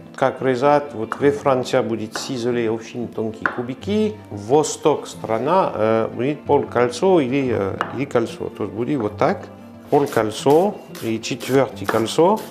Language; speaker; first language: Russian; non-native, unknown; French